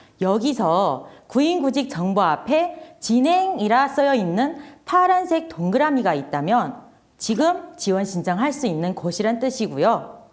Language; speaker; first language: Korean; non-native, fluent; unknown